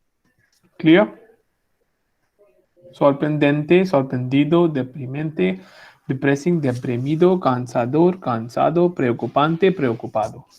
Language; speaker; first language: Spanish; non-native, fluent; Hindi